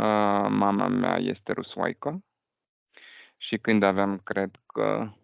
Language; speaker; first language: Romanian; non-native, fluent; Russian